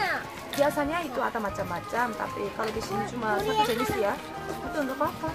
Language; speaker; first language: Indonesian; non-native, fluent; Korean